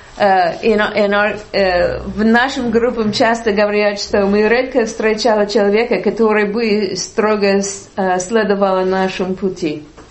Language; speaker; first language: Russian; non-native, learner; English